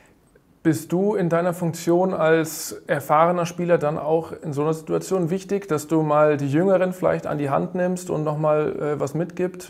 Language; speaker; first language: German; native; German